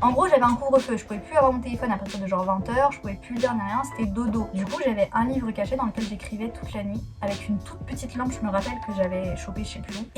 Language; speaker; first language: French; native; French